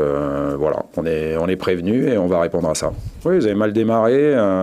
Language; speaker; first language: French; native; French